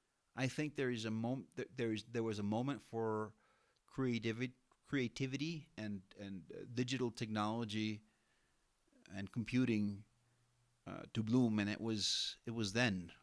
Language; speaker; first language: English; non-native, fluent; Spanish